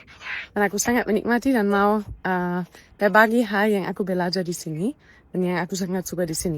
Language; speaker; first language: Indonesian; non-native, fluent; German